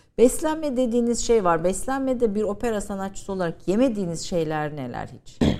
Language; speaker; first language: Turkish; native; Turkish